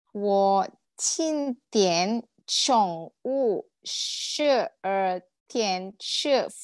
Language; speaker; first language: Chinese; non-native, learner; Malay